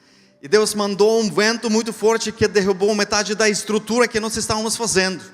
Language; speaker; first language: Portuguese; non-native, fluent; Ukrainian